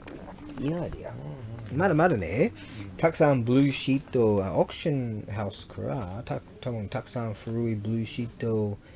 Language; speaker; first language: Japanese; non-native, learner; English